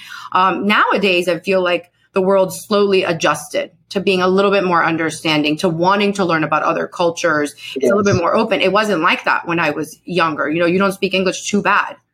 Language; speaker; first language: English; early bilingual, other home language; Spanish